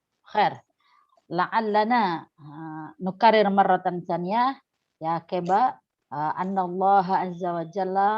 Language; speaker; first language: Arabic; non-native, learner; Indonesian